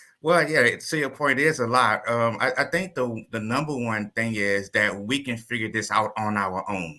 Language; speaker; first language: English; native; English